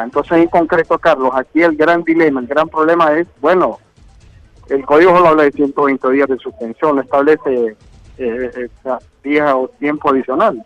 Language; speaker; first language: Spanish; native; Spanish